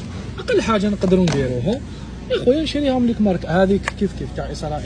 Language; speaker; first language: Arabic; native; Arabic